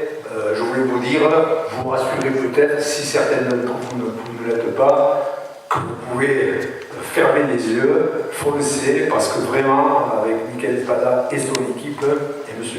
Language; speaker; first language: French; native; French